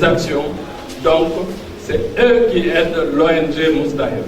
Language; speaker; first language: French; non-native, local second language; Fula